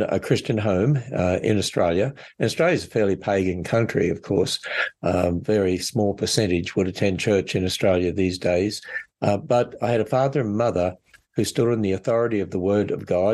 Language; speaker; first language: English; native; English